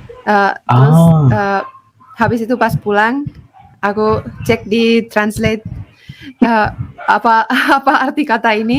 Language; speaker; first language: Indonesian; non-native, fluent; Finnish